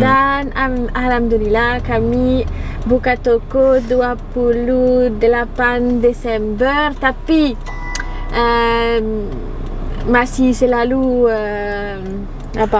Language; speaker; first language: Indonesian; non-native, learner; French